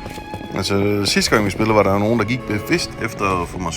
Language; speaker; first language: Danish; native; Danish